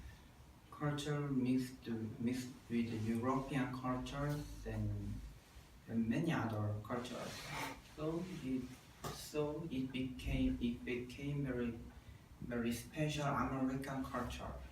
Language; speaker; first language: English; non-native, learner; Korean